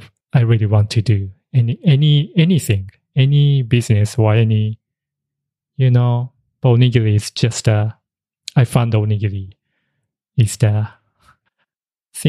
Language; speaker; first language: English; non-native, fluent; Japanese